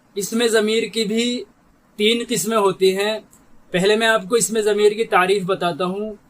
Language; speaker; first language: Urdu; native; Urdu